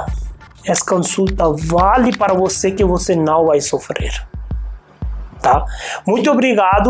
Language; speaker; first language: Portuguese; non-native, fluent; Hindi